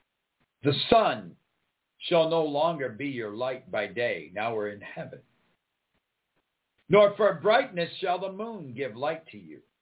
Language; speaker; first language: English; native; English